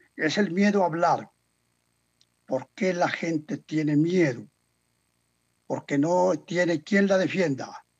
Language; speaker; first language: Spanish; native; Spanish